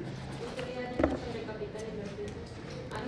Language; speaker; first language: Spanish; native; Spanish